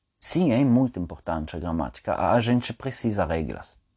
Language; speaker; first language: Portuguese; non-native, fluent; Italian